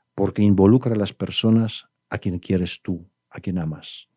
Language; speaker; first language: Spanish; non-native, fluent; Polish